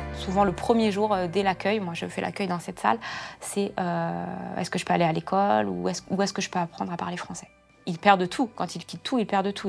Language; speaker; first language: French; native; French